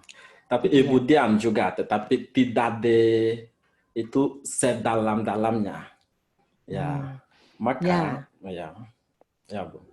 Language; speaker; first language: Indonesian; non-native, fluent; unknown